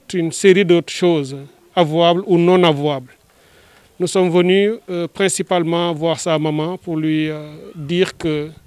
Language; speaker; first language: French; non-native, local second language; Wolof